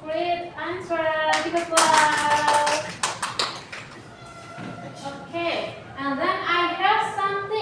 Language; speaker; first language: English; non-native, learner; Indonesian